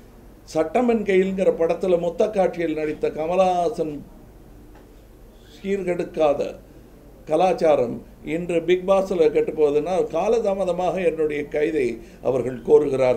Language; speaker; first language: Tamil; native; Tamil